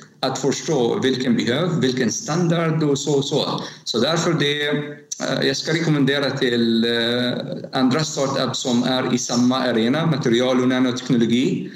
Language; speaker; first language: Swedish; non-native, learner; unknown